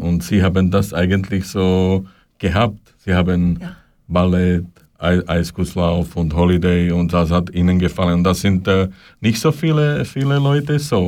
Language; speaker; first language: German; non-native, learner; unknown